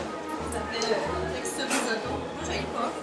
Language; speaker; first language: French; native; French